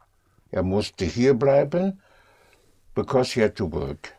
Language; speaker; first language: German; non-native, fluent; English